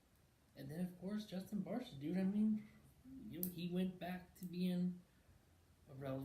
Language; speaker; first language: English; native; English